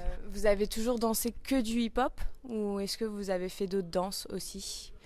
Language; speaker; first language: French; native; French